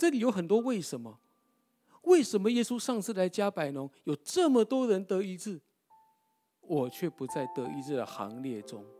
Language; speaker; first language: Chinese; native; Chinese